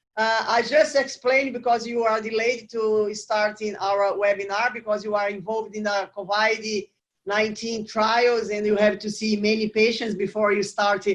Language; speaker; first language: English; non-native, learner; Portuguese